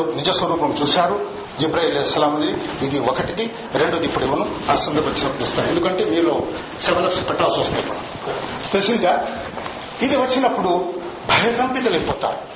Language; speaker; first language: Telugu; non-native, local second language; Urdu